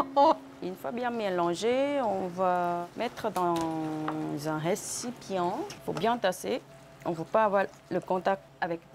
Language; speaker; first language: French; non-native, fluent; Korean